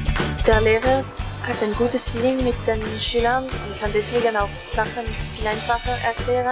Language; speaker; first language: German; non-native, local second language; French